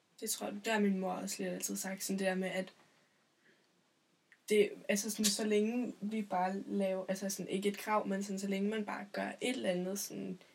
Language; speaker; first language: Danish; native; Danish